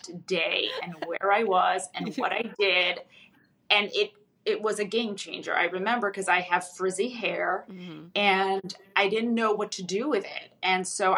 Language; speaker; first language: English; early bilingual, other home language; Russian